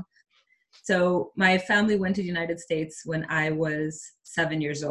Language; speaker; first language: English; early bilingual, other home language; Portuguese